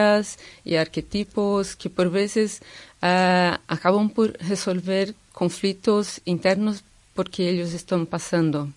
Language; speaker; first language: Spanish; non-native, fluent; Portuguese